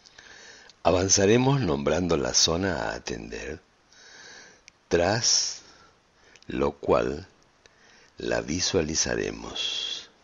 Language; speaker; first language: Spanish; native; Spanish